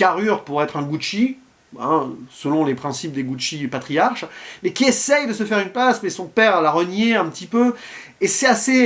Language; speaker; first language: French; native; French